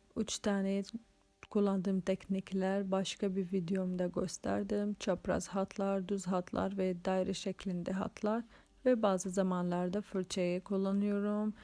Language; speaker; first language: Turkish; non-native, fluent; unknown